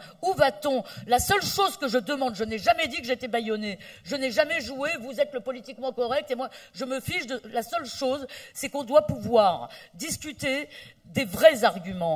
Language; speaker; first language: French; native; French